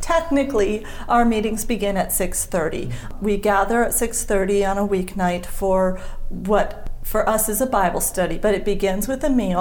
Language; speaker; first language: English; native; English